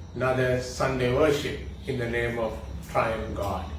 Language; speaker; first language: English; non-native, local second language; Tamil